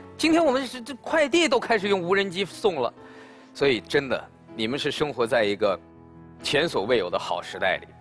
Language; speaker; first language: Chinese; native; Chinese